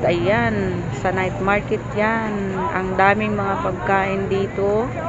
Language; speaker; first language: Filipino; non-native, local second language; Cebuano